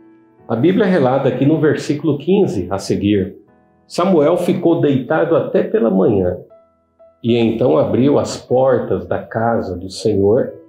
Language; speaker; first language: Portuguese; native; Portuguese